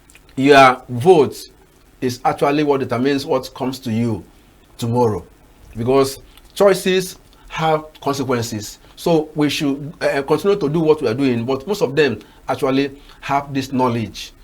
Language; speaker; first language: English; non-native, local second language; Igbo